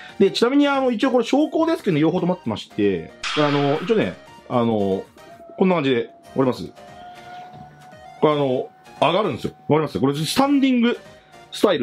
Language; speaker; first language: Japanese; native; Japanese